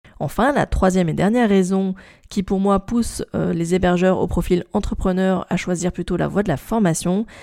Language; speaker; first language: French; native; French